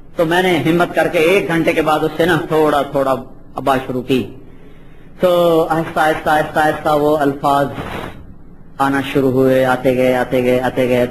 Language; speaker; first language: Urdu; non-native, local second language; Punjabi